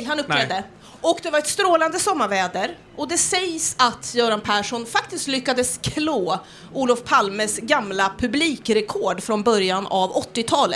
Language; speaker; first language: Swedish; native; Swedish